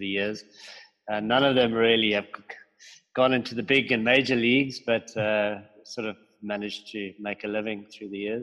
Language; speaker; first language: English; native; English